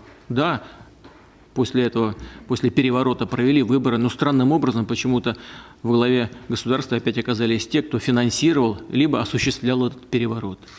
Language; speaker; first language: Russian; native; Russian